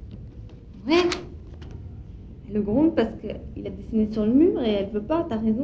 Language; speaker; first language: French; native; French